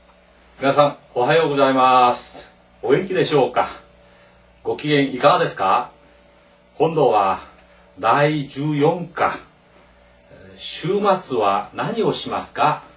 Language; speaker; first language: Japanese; non-native, fluent; Korean